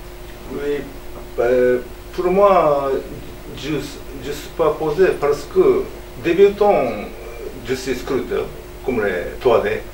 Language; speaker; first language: French; non-native, learner; Japanese